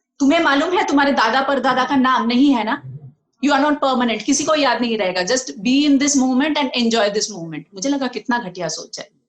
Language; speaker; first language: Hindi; non-native, local second language; Bangla